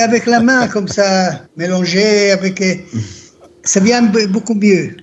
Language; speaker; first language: French; non-native, learner; Hebrew